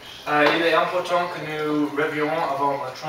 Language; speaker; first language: French; non-native, learner; English